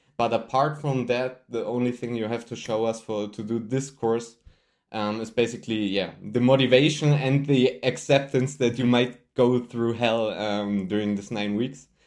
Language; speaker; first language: English; non-native, fluent; German